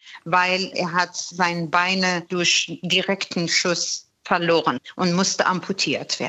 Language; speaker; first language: German; non-native, fluent; Persian